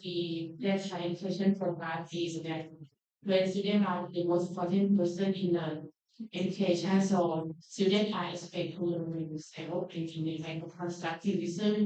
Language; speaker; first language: English; non-native, learner; Thai